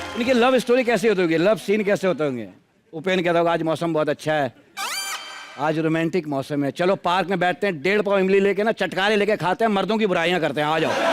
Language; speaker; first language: Hindi; native; Hindi